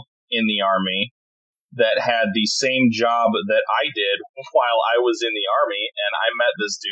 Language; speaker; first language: English; native; English